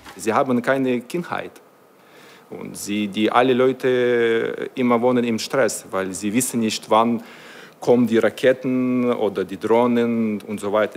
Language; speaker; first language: German; non-native, learner; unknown